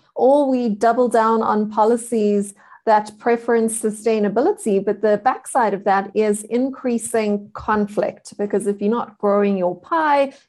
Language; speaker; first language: English; native; English